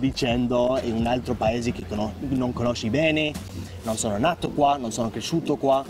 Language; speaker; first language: Italian; non-native, fluent; English